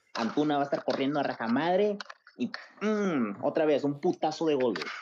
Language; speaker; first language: Spanish; early bilingual, other home language; English